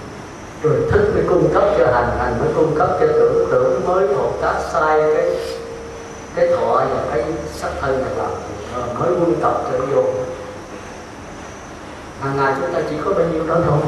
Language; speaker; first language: Vietnamese; native; Vietnamese